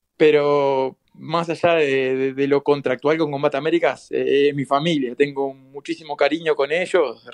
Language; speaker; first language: Spanish; native; Spanish